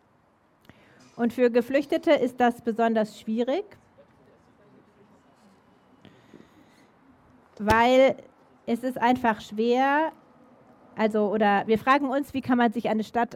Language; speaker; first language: German; native; German